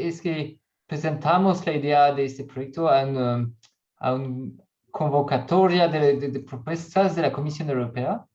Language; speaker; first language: Spanish; non-native, learner; French